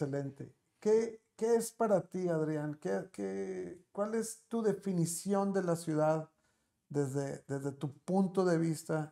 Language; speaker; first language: Spanish; native; Spanish